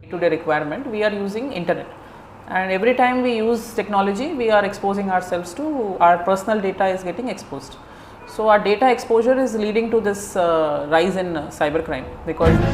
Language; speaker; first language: English; non-native, local second language; Telugu